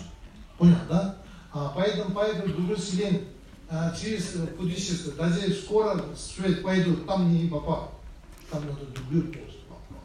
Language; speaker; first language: Russian; non-native, fluent; Tibetan